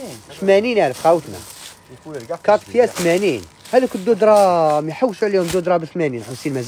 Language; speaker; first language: Arabic; native; Arabic